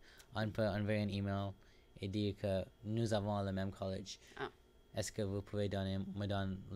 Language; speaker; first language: French; non-native, learner; English